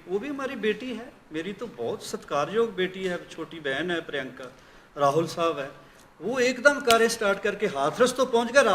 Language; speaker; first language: Hindi; non-native, local second language; Punjabi